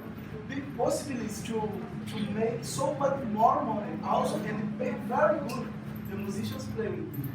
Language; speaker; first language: English; non-native, fluent; Portuguese